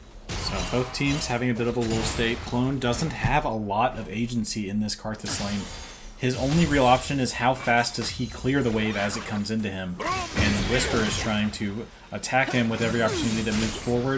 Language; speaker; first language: English; native; English